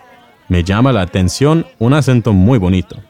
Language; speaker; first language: Spanish; non-native, fluent; English